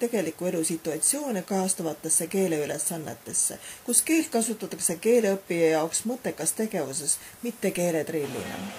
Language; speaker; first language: Estonian; native; Estonian